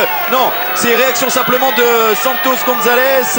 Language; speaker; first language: French; native; French